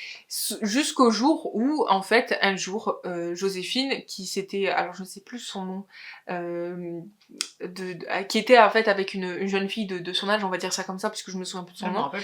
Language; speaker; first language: French; native; French